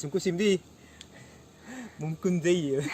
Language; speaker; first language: Turkish; non-native, learner; Indonesian